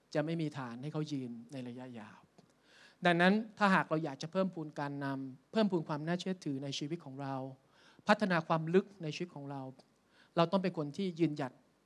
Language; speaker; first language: Thai; native; Thai